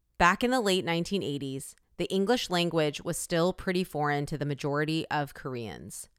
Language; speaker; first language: English; early bilingual, other home language; Korean